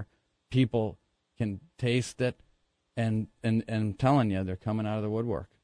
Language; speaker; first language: English; native; English